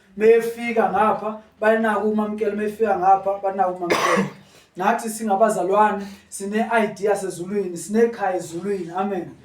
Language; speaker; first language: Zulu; non-native, local second language; Xhosa